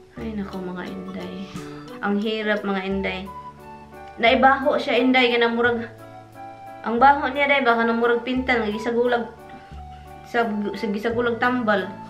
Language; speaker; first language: Cebuano; native; Cebuano